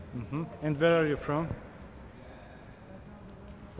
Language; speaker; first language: English; non-native, learner; Serbian